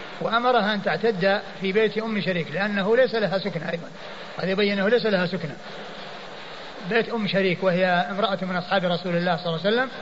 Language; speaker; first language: Arabic; native; Arabic